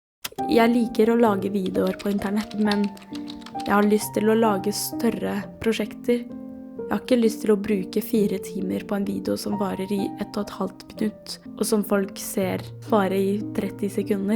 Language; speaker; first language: Norwegian; non-native, fluent; French